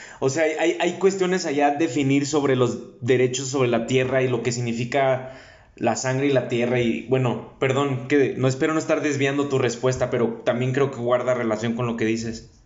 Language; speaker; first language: Spanish; native; Spanish